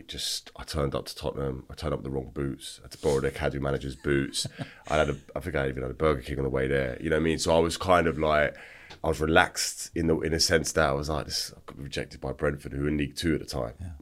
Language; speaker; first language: English; native; English